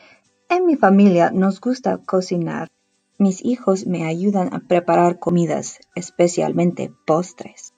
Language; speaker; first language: Spanish; non-native, fluent; English